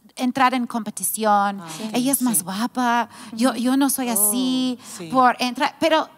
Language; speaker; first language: Spanish; non-native, fluent; English